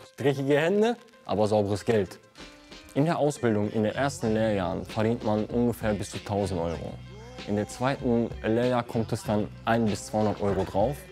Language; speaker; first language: German; early bilingual, other home language; Bulgarian